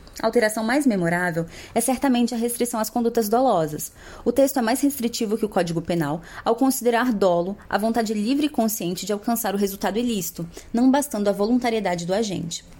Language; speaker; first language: Portuguese; native; Portuguese